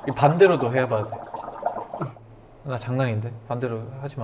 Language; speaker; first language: Korean; early bilingual, heritage; Korean